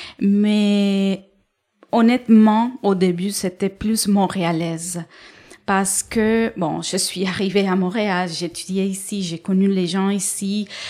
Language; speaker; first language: French; non-native, fluent; Spanish